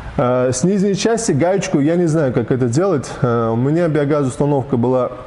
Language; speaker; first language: Russian; non-native, local second language; Uzbek